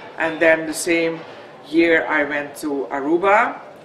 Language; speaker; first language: English; non-native, fluent; Dutch